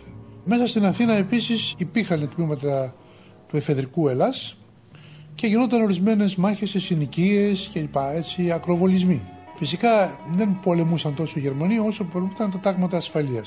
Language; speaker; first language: Greek; native; Greek